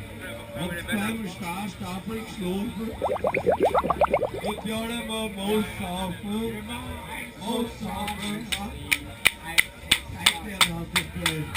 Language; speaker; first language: German; native; German